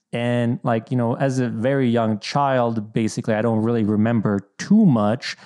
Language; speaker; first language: English; early bilingual, other home language; Bosnian